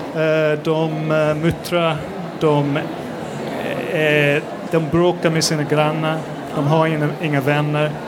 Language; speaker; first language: Swedish; non-native, fluent; English